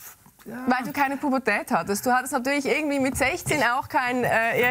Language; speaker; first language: German; native; German